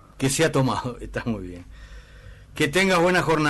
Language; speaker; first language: Spanish; native; Spanish